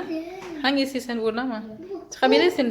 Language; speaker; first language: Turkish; non-native, learner; Indonesian